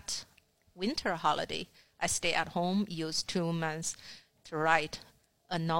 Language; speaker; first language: English; non-native, fluent; Chinese